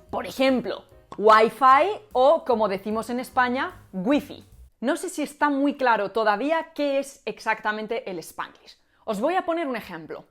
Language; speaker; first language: Spanish; native; Spanish